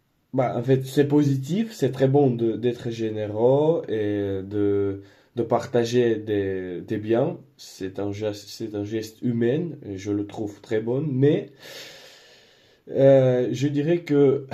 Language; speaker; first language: French; non-native, learner; Spanish